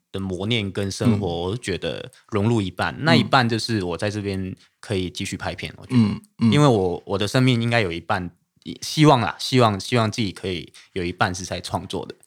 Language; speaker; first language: Chinese; non-native, fluent; Cantonese